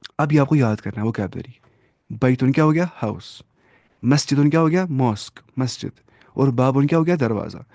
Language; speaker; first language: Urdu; non-native, local second language; Kashmiri